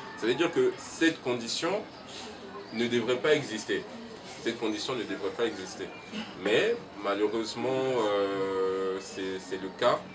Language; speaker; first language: French; early bilingual, other home language; Lingala